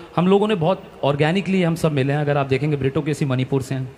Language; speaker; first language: Hindi; native; Hindi